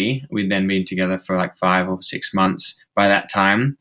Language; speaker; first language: English; native; English